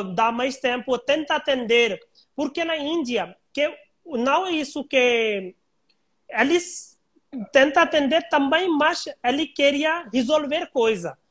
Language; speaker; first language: Portuguese; non-native, learner; Hindi